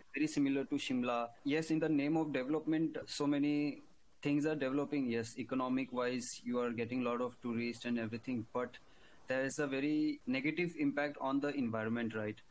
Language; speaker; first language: English; non-native, local second language; Hindi